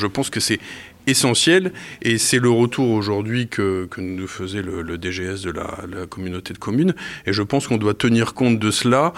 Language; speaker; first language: French; native; French